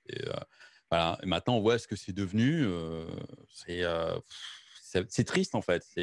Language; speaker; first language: French; native; French